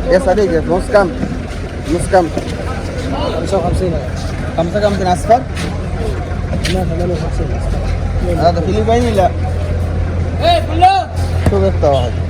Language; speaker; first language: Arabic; non-native, learner; Bangla